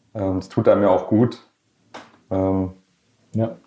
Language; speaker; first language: German; non-native, local second language; Swedish